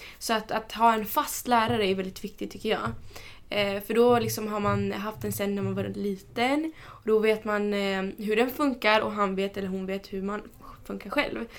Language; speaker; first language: Swedish; early bilingual, other home language; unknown